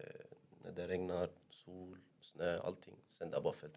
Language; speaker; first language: Swedish; early bilingual, other home language; Arabic